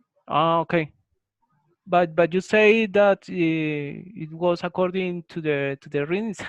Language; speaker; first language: English; non-native, learner; Spanish